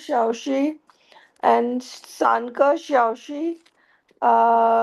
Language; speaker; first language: Chinese; non-native, learner; Hindi